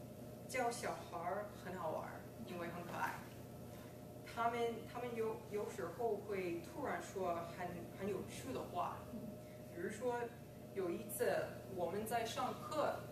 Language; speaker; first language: Chinese; non-native, fluent; English